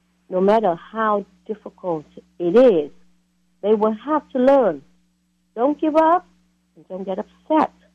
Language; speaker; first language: English; non-native, fluent; Vietnamese